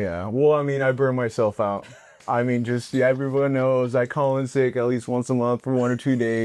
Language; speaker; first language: English; native; English